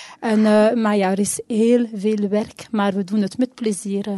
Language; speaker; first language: Dutch; non-native, local second language; French